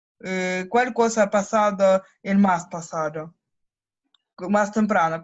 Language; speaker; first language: Spanish; non-native, learner; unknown